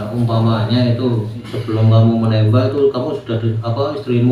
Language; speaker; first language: Indonesian; native; Indonesian